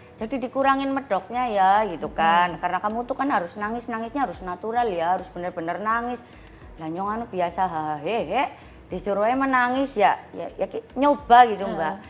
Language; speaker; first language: Indonesian; non-native, local second language; Javanese